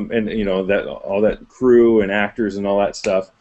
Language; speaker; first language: English; native; English